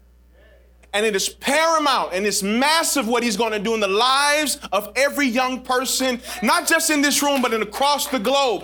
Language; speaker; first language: English; native; English